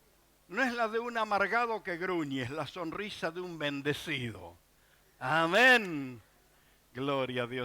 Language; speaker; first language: Spanish; native; Spanish